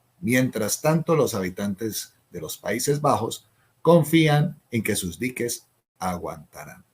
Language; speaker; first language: Spanish; native; Spanish